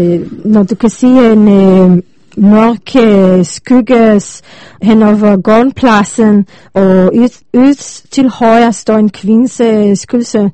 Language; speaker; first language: Danish; non-native, learner; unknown